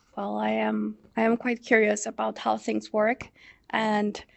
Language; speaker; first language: English; non-native, fluent; Portuguese